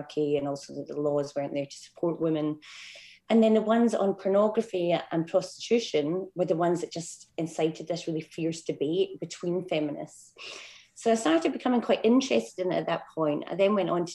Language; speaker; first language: English; native; English